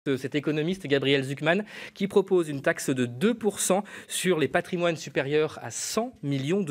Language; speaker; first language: French; native; French